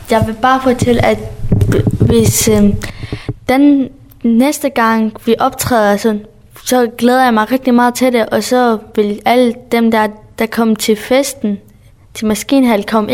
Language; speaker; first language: Danish; early bilingual, other home language; Kurdish